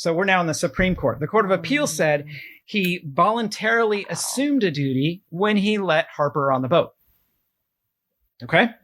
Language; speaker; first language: English; native; English